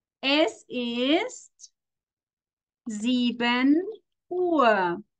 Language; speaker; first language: German; non-native, fluent; Spanish